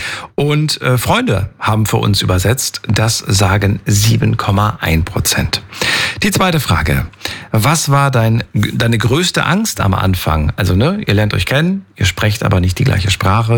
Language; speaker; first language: German; native; German